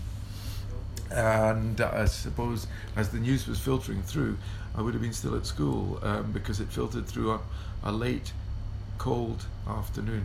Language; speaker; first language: English; native; English